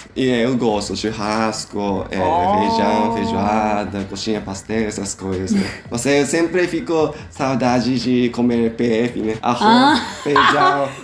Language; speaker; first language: Portuguese; non-native, learner; Japanese